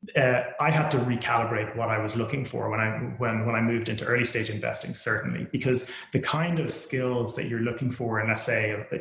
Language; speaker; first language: English; native; English